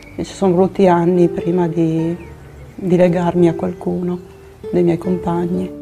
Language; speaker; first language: Italian; native; Italian